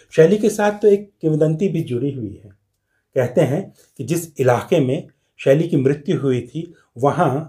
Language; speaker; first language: Hindi; native; Hindi